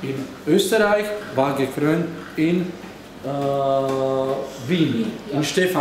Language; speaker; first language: German; non-native, learner; Slovak